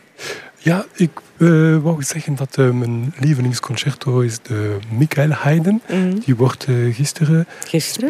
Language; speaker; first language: Dutch; non-native, local second language; French